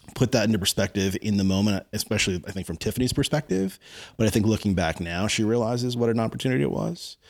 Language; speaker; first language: English; native; English